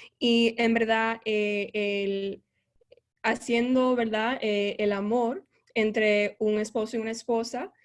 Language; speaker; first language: Spanish; early bilingual, heritage; Spanish